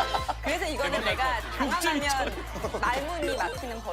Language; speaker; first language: Korean; native; Korean